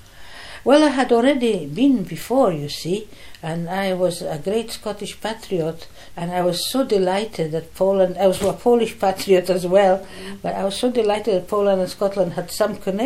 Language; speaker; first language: English; non-native, fluent; Polish